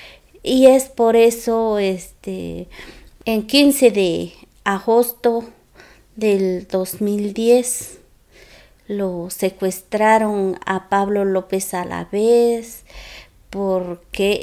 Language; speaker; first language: Spanish; non-native, local second language; Zapotec